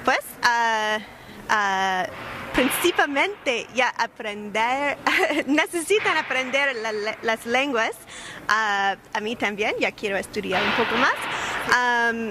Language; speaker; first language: Spanish; non-native, learner; English